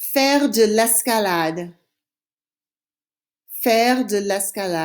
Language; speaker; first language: French; non-native, fluent; English